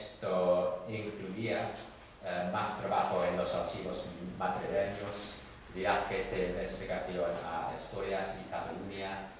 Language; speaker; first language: Spanish; non-native, fluent; English